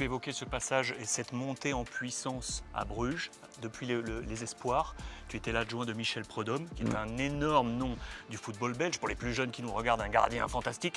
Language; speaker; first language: French; native; French